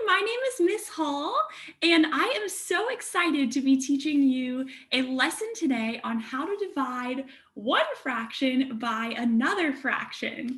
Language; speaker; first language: English; native; English